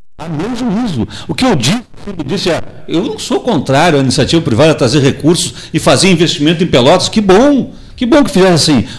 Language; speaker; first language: Portuguese; native; Portuguese